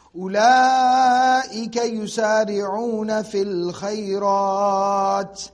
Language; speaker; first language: Arabic; non-native, fluent; English